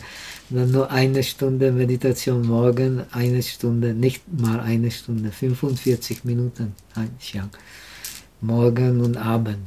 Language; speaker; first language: German; non-native, learner; Czech